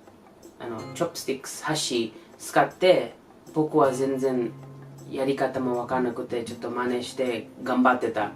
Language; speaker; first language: Japanese; non-native, learner; English